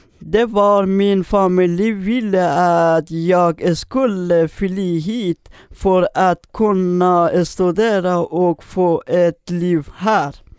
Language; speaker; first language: Swedish; non-native, learner; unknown